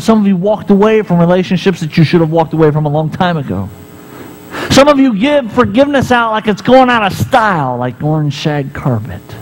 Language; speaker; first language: English; native; English